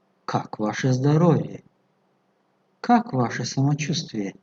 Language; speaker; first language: Russian; non-native, fluent; Tajik